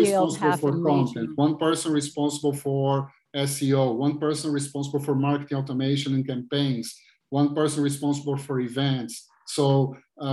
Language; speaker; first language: English; non-native, fluent; Portuguese